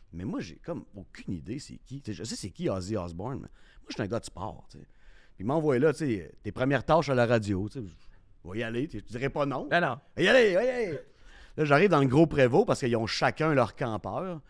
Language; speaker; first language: French; native; French